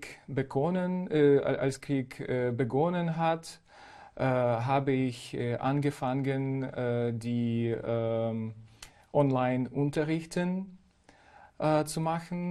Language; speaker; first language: German; non-native, fluent; Ukrainian